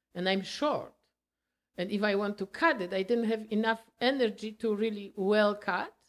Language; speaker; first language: English; non-native, learner; Polish